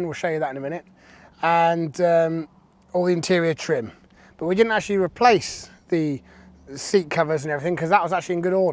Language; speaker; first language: English; native; English